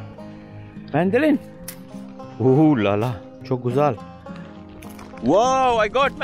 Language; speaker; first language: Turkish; non-native, learner; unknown